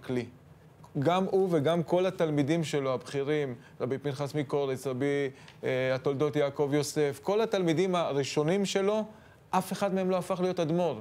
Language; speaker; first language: Hebrew; native; Hebrew